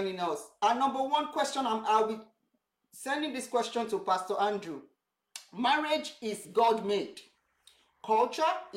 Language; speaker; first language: English; non-native, local second language; Yoruba